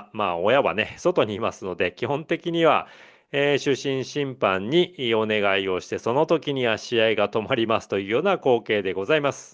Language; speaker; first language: Japanese; native; Japanese